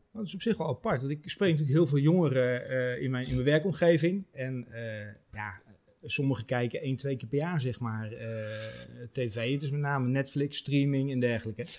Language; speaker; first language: Dutch; native; Dutch